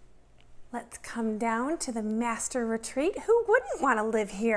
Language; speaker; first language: English; native; English